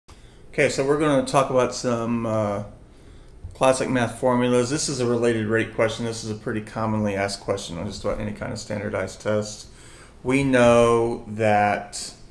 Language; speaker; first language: English; native; English